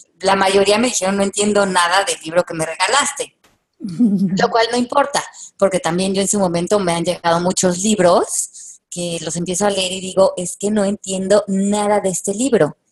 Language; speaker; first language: Spanish; native; Spanish